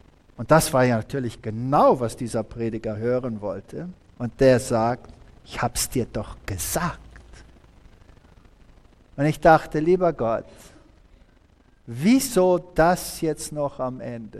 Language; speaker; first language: German; early bilingual, heritage; German